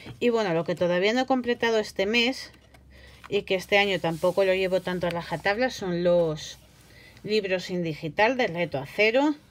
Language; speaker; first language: Spanish; native; Spanish